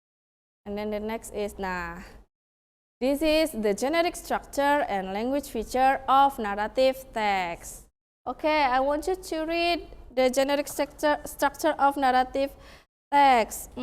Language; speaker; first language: English; non-native, fluent; Indonesian